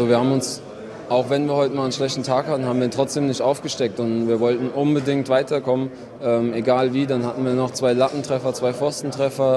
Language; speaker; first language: German; native; German